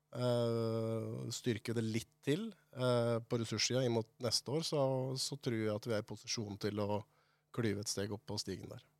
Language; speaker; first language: Norwegian; native; Norwegian